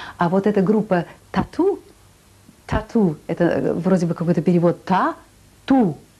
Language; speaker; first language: Russian; native; Russian